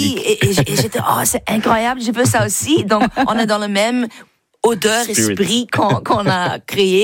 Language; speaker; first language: French; non-native, learner; English